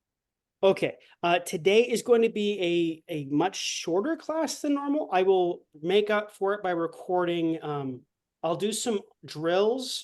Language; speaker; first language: English; non-native, fluent; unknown